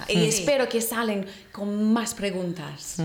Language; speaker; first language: Spanish; non-native, learner; English